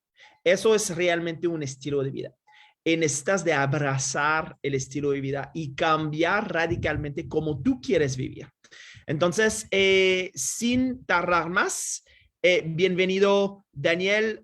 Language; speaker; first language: Spanish; non-native, fluent; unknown